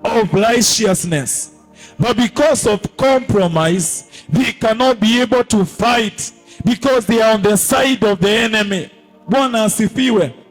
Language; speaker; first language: English; non-native, local second language; Swahili